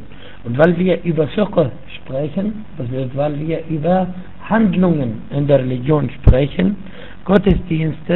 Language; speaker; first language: German; non-native, fluent; Arabic